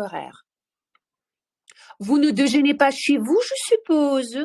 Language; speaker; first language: French; non-native, fluent; Ukrainian